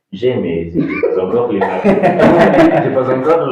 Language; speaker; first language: French; non-native, learner; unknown